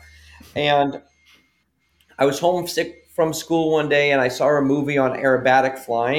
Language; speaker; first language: English; native; English